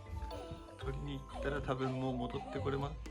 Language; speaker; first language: Japanese; native; Japanese